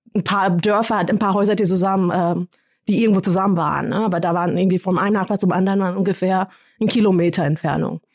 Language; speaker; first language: German; non-native, fluent; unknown